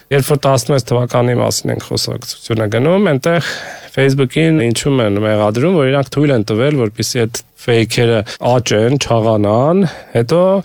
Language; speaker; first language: Armenian; native; Armenian